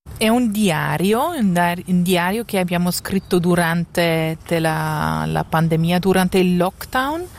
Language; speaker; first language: Italian; non-native, local second language; German